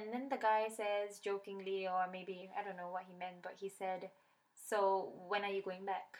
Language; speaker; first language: English; native; English